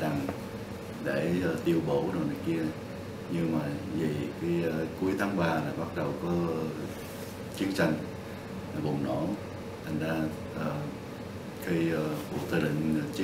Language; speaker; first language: Vietnamese; non-native, local second language; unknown